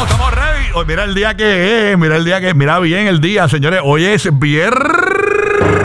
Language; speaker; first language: Spanish; native; Spanish